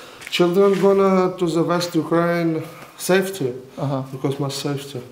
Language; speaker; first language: English; non-native, learner; Ukrainian